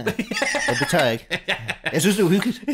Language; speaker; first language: Danish; native; Danish